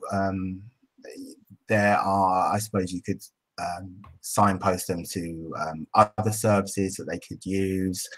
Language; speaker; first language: English; native; English